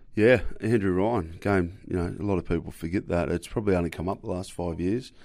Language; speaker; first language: English; native; English